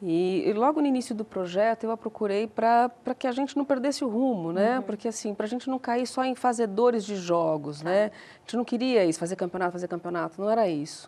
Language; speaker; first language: Portuguese; native; Portuguese